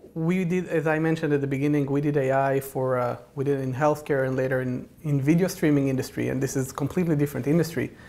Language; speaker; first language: English; non-native, fluent; Hebrew